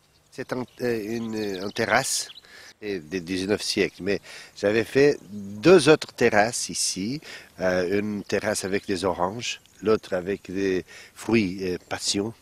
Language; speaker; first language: French; non-native, fluent; Portuguese